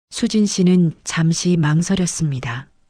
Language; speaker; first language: Korean; native; Korean